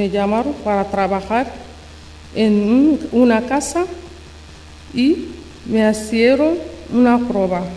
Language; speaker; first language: Spanish; non-native, learner; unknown